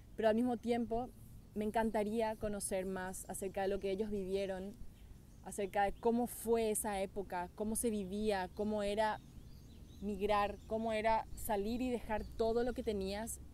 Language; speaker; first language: Spanish; native; Spanish